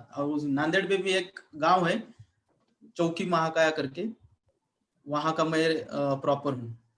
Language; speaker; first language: Hindi; non-native, local second language; Marathi